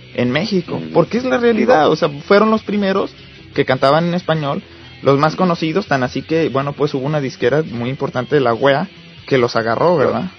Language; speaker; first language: Spanish; native; Spanish